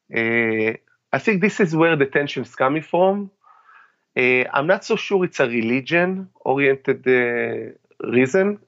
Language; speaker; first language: English; non-native, fluent; Hebrew